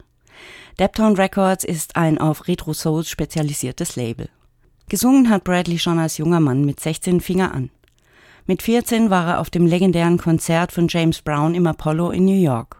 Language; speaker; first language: German; native; German